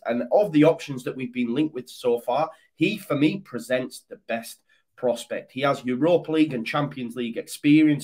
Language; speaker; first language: English; native; English